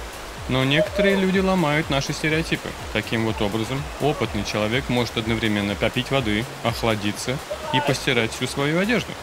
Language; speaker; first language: Russian; native; Russian